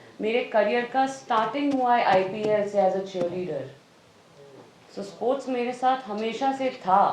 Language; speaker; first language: Hindi; native; Hindi